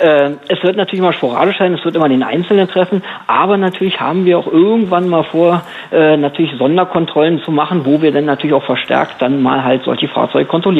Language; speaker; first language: German; native; German